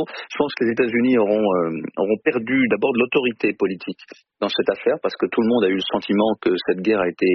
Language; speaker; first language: French; native; French